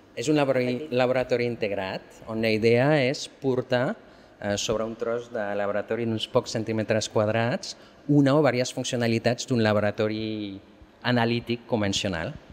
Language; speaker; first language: Catalan; non-native, fluent; French